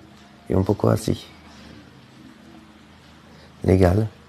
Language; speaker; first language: Portuguese; non-native, fluent; French